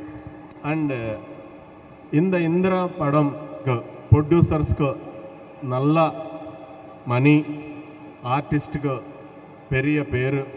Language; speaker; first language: Tamil; non-native, learner; Telugu